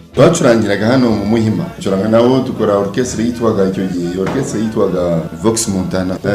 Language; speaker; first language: Kinyarwanda; early bilingual, heritage; Kinyarwanda